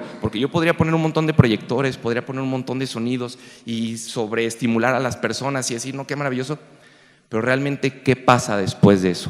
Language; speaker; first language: Spanish; native; Spanish